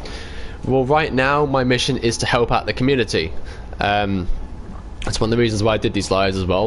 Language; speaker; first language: English; native; English